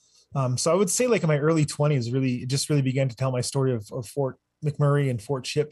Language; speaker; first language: English; native; English